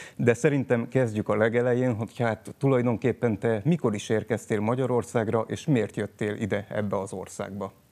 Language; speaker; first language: Hungarian; native; Hungarian